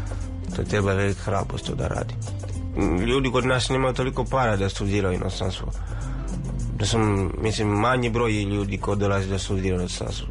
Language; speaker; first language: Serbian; non-native, fluent; Swahili